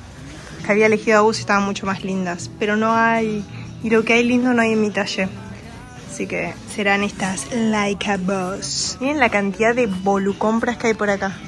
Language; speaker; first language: Spanish; native; Spanish